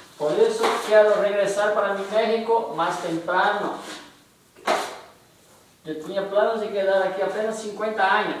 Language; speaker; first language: Spanish; non-native, fluent; Portuguese